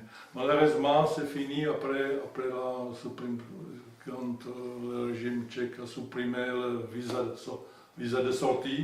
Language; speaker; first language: French; non-native, fluent; Czech